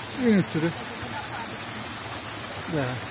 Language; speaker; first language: Russian; non-native, learner; Turkish